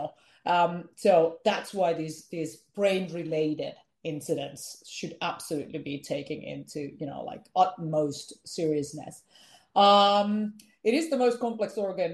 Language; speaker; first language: English; non-native, fluent; Finnish